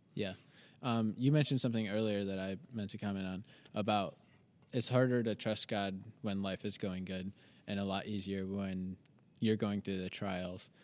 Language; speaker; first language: English; native; English